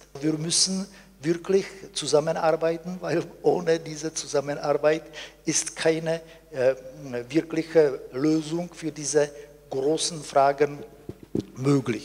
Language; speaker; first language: German; non-native, fluent; Czech